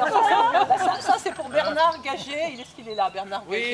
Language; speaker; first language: French; native; French